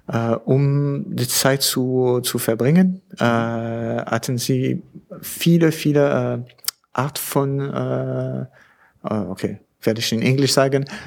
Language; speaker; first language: German; non-native, learner; French